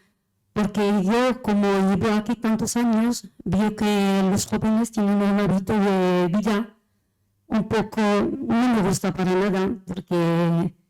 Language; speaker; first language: Spanish; non-native, fluent; Arabic